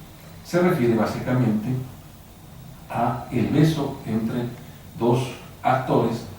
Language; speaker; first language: Spanish; native; Spanish